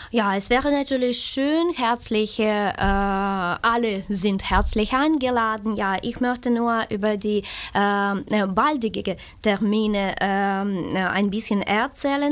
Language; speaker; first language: German; non-native, learner; Ukrainian